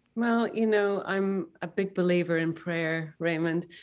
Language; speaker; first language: English; native; English